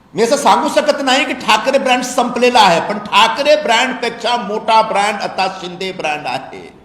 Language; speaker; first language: Marathi; non-native, local second language; Hindi